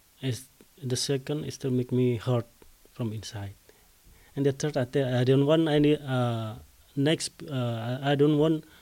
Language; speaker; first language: English; non-native, learner; Indonesian